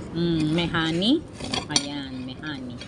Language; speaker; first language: Greek; non-native, learner; Filipino